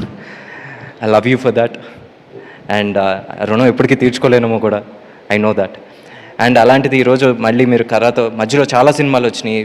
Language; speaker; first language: Telugu; native; Telugu